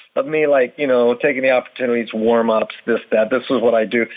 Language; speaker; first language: English; native; English